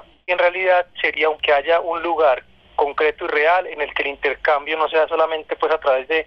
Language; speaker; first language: Spanish; native; Spanish